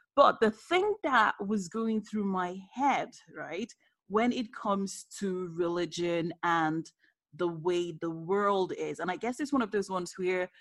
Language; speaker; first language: English; non-native, local second language; Yoruba